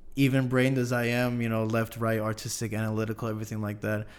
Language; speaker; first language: English; native; English